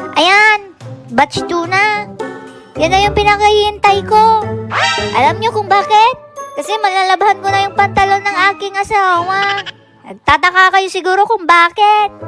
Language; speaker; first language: Filipino; non-native, local second language; Iloko